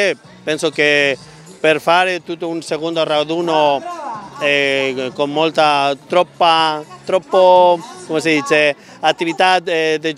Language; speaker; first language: Italian; non-native, learner; Spanish